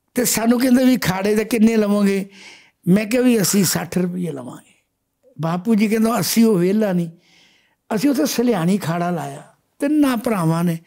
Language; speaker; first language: Punjabi; native; Punjabi